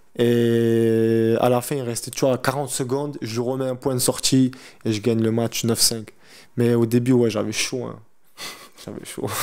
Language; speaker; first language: French; early bilingual, other home language; Chechen